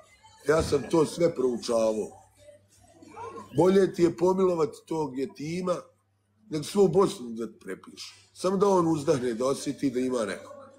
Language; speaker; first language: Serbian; early bilingual, heritage; Bosnian